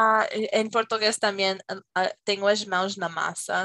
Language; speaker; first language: Spanish; non-native, fluent; English